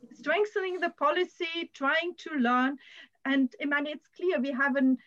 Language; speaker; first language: English; non-native, fluent; German